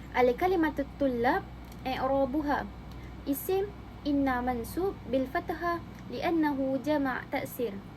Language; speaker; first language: Arabic; non-native, learner; Malay